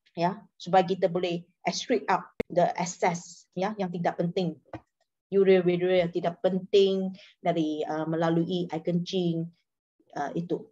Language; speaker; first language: Malay; non-native, local second language; Chinese